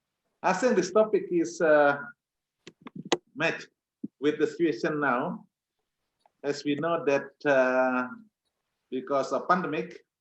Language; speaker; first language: English; non-native, fluent; Indonesian